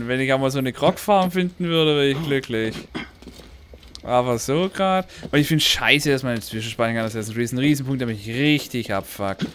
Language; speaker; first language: German; native; German